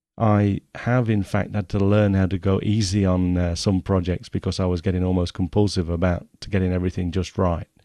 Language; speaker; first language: English; native; English